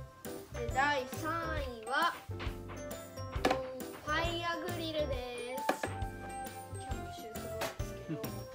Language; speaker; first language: Japanese; native; Japanese